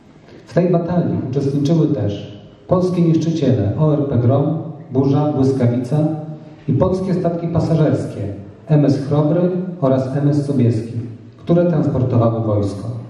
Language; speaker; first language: Polish; native; Polish